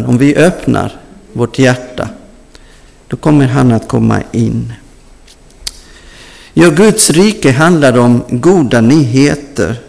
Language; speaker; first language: Swedish; non-native, fluent; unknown